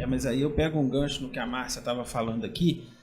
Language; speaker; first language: Portuguese; native; Portuguese